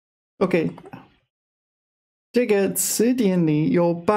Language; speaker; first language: Chinese; non-native, fluent; English